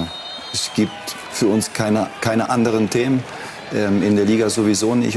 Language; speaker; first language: German; native; German